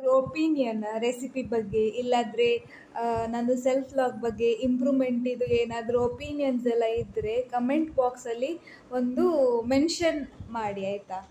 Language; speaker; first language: Kannada; non-native, local second language; Konkani